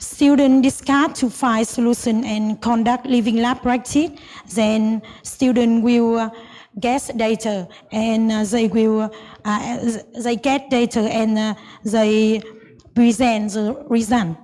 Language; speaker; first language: English; non-native, learner; Vietnamese